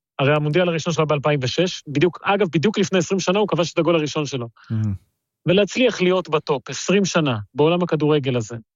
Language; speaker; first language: Hebrew; early bilingual, other home language; Spanish